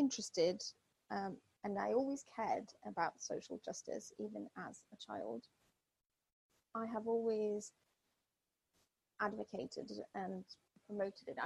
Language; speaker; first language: English; non-native, fluent; Russian